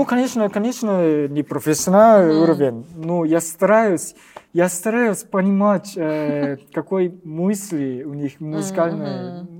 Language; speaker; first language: Russian; non-native, learner; Japanese